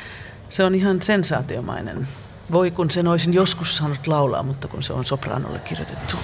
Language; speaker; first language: Finnish; native; Finnish